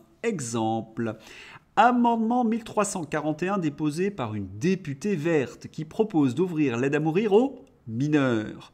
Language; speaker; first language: French; native; French